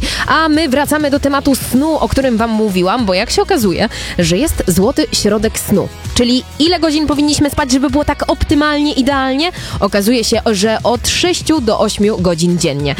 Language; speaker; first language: Polish; native; Polish